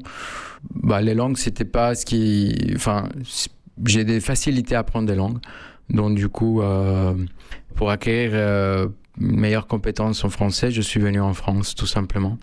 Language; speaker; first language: French; non-native, fluent; Spanish